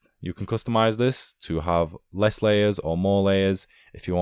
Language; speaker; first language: English; native; English